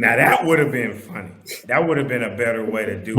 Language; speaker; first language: English; native; English